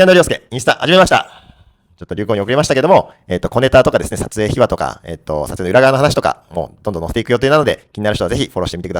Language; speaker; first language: Japanese; native; Japanese